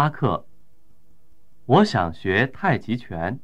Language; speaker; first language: Chinese; native; Chinese